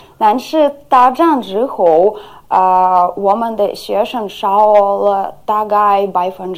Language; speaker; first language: Chinese; non-native, learner; Ukrainian